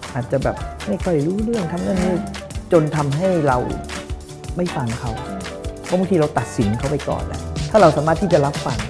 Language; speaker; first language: Thai; native; Thai